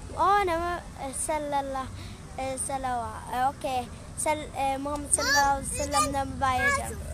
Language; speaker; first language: Oromo; early bilingual, heritage; Oromo